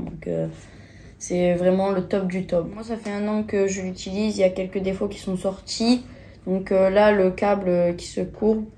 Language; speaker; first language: French; native; French